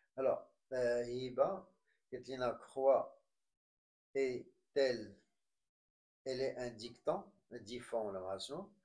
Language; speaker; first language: French; non-native, local second language; Arabic